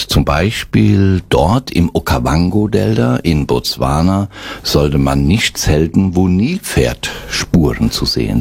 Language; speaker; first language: German; native; German